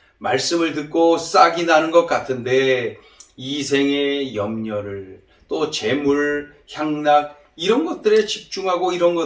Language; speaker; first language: Korean; native; Korean